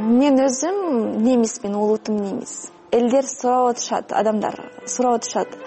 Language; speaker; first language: Kyrgyz; non-native, fluent; Russian